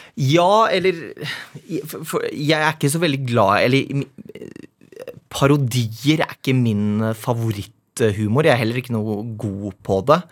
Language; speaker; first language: Norwegian; native; Norwegian